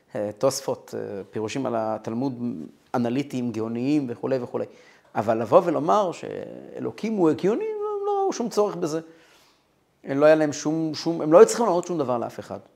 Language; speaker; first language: Hebrew; non-native, fluent; Russian